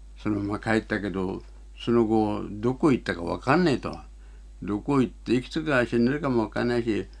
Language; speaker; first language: Japanese; native; Japanese